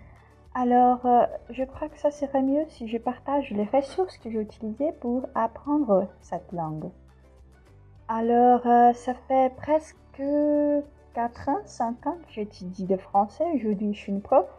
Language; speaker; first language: French; non-native, fluent; Portuguese